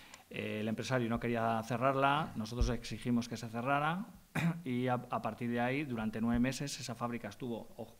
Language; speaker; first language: Spanish; native; Spanish